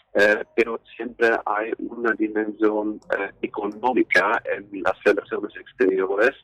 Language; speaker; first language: Spanish; non-native, fluent; German